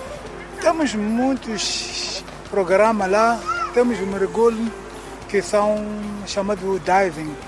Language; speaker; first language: Portuguese; non-native, local second language; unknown